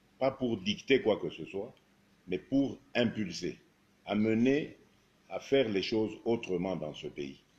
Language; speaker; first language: French; non-native, local second language; Luba-Lulua